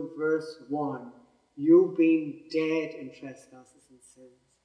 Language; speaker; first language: English; native; English